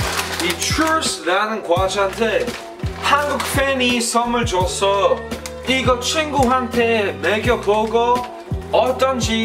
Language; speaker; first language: Korean; early bilingual, heritage; Korean